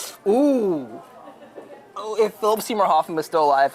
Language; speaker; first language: English; native; English